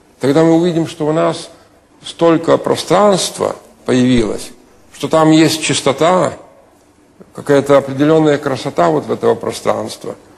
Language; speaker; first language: Russian; non-native, local second language; Lithuanian